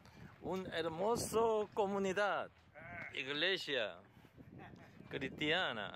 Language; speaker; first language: Spanish; non-native, learner; Korean